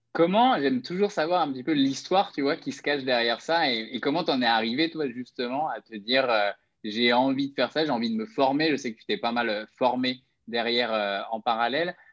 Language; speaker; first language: French; native; French